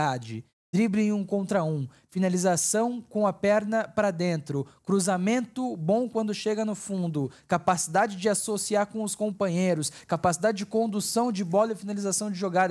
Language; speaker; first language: Portuguese; native; Portuguese